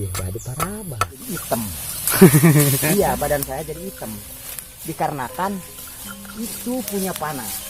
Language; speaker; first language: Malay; non-native, local second language; Sundanese